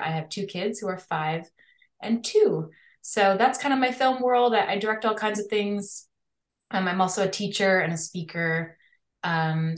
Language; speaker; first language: English; native; English